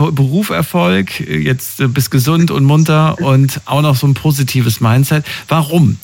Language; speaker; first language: German; native; German